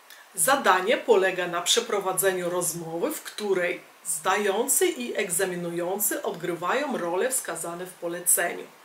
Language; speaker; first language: Polish; native; Polish